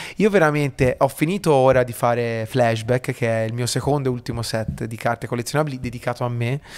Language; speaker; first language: Italian; native; Italian